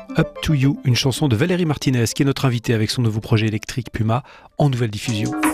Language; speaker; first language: French; native; French